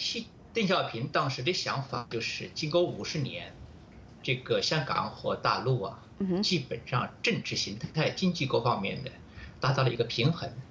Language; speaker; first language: Chinese; native; Chinese